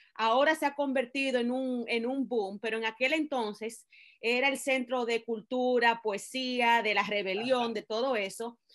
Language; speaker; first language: Spanish; native; Spanish